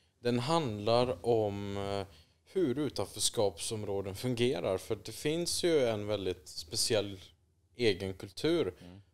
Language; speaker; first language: Swedish; native; Swedish